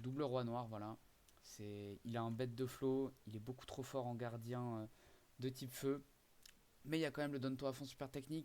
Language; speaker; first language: French; native; French